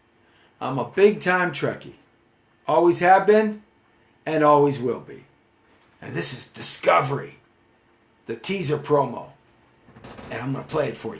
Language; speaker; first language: English; native; English